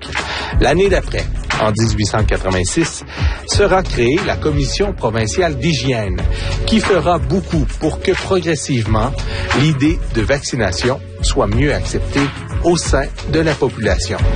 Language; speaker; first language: French; native; French